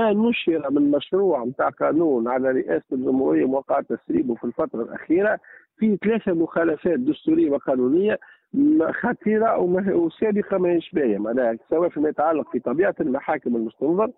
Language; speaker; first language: Arabic; native; Arabic